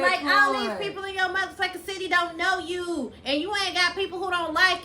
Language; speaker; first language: English; native; English